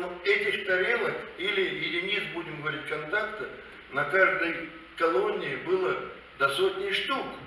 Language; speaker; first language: Russian; native; Russian